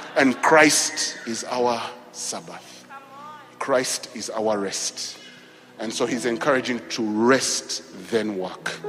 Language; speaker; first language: English; non-native, local second language; Ganda